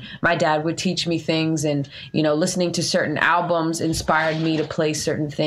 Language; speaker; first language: English; native; English